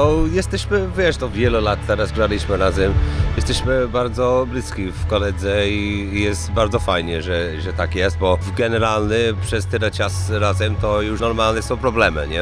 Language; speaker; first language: Polish; non-native, learner; English